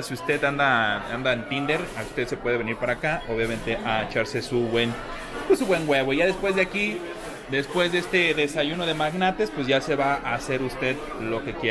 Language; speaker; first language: Spanish; native; Spanish